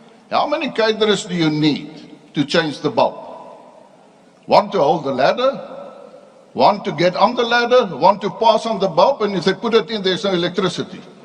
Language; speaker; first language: English; non-native, local second language; Afrikaans